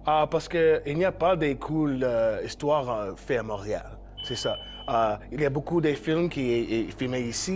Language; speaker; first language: French; non-native, local second language; English